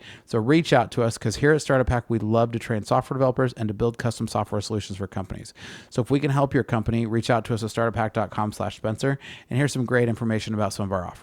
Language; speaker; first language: English; native; English